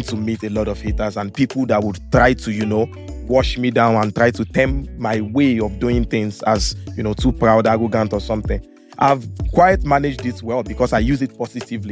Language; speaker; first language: English; non-native, local second language; Yoruba